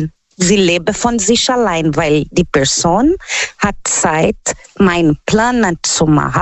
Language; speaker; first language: German; non-native, learner; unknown